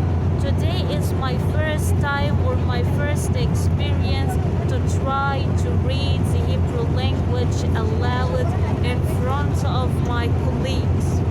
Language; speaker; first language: English; non-native, learner; Arabic